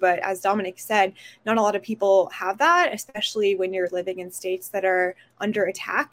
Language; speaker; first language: English; native; English